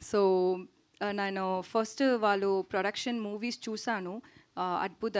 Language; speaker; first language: Telugu; non-native, learner; Tamil